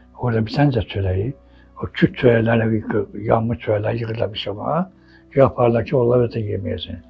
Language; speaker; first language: Azerbaijani; non-native, local second language; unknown